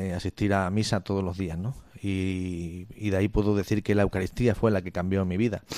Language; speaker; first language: Spanish; native; Spanish